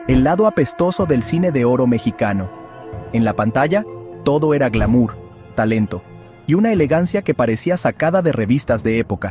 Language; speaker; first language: Spanish; native; Spanish